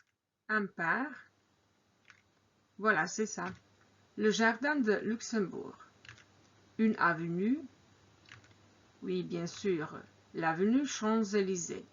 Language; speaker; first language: French; non-native, fluent; Croatian